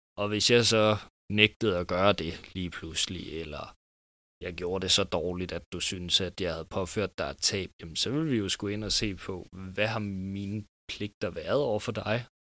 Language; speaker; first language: Danish; native; Danish